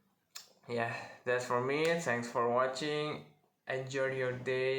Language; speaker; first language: English; non-native, learner; Indonesian